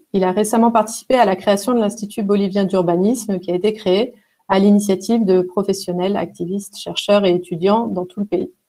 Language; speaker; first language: French; native; French